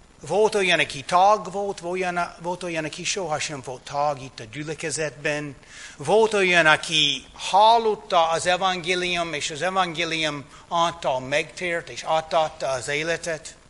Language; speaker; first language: Hungarian; non-native, fluent; English